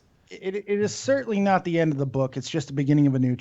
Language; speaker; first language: English; native; English